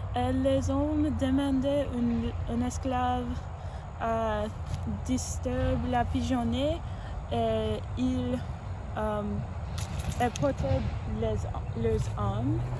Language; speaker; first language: French; non-native, learner; English